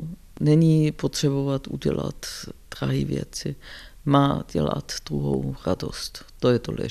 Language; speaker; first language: Czech; non-native, fluent; German